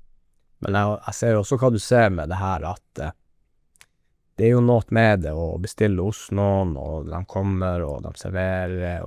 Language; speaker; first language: Norwegian; native; Norwegian